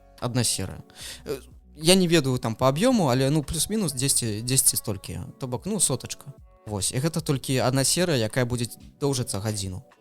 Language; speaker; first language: Belarusian; non-native, local second language; Russian